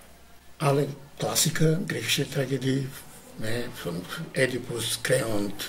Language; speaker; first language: German; non-native, learner; Romany